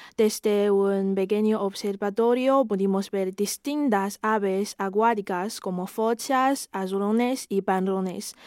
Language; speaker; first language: Spanish; non-native, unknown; Chinese